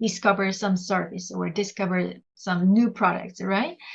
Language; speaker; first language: English; non-native, learner; Korean